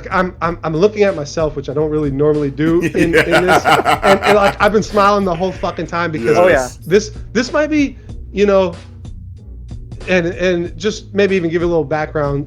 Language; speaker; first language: English; native; English